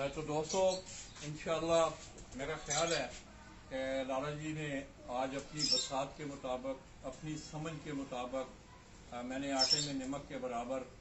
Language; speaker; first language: Urdu; native; Urdu